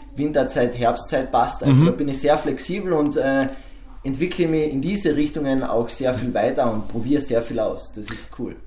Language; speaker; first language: German; native; German